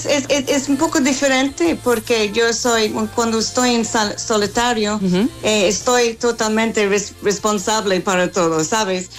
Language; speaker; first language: Spanish; non-native, fluent; English